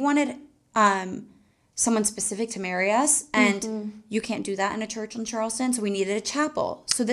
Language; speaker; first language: English; native; English